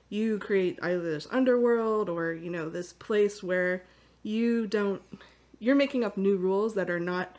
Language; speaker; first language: English; native; English